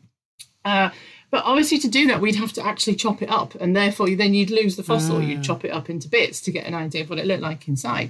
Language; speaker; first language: English; native; English